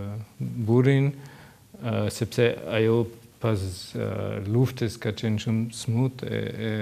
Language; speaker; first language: Albanian; non-native, learner; German